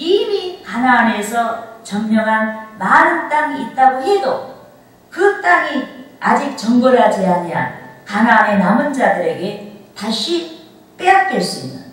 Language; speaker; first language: Korean; native; Korean